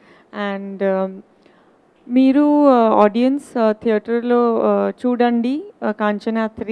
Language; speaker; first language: Telugu; non-native, learner; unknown